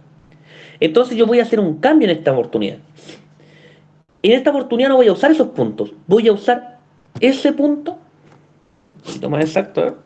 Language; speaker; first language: Spanish; native; Spanish